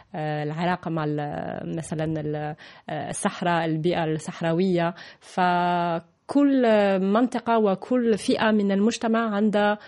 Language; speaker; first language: Arabic; non-native, fluent; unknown